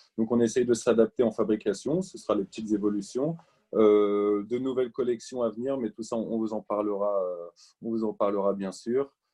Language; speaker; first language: French; native; French